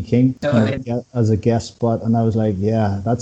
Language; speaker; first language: English; native; English